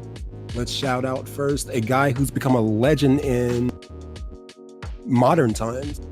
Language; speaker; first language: English; native; English